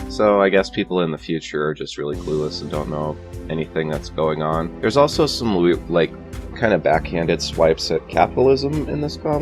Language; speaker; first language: English; native; English